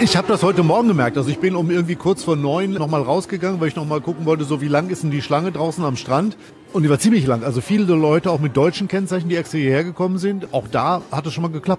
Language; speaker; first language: German; native; German